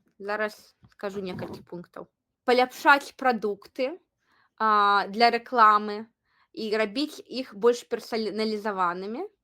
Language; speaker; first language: Belarusian; native; Belarusian